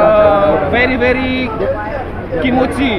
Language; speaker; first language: English; non-native, learner; Indonesian